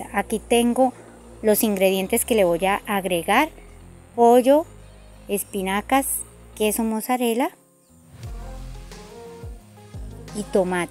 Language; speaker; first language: Spanish; native; Spanish